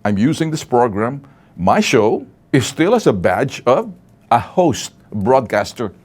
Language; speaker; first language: English; non-native, local second language; Filipino